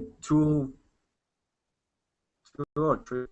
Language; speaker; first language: English; non-native, learner; Spanish